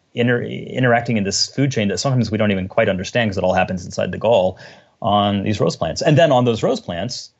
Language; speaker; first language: English; native; English